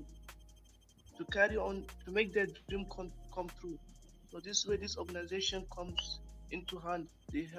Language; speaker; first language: English; non-native, local second language; Hausa